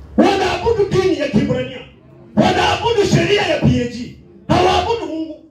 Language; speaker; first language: Swahili; non-native, local second language; Luyia